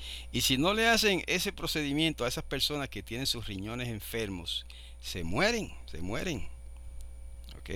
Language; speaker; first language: Spanish; native; Spanish